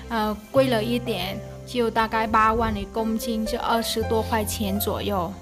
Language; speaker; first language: Chinese; non-native, fluent; Vietnamese